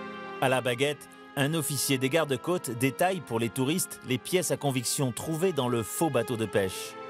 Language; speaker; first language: French; native; French